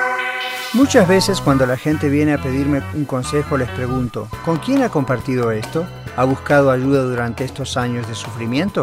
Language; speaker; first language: Spanish; native; Spanish